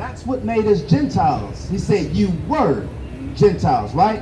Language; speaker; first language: English; native; English